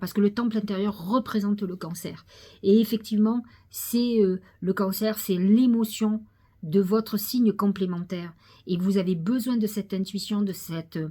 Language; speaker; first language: French; native; French